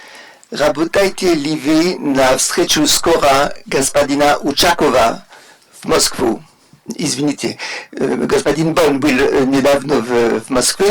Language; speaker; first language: Russian; non-native, fluent; French